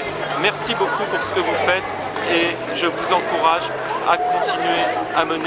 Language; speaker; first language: French; native; French